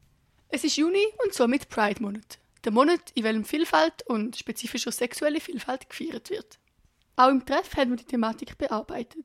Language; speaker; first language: German; native; German